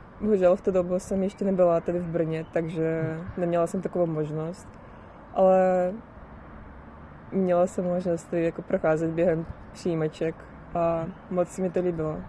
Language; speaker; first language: Czech; non-native, fluent; Russian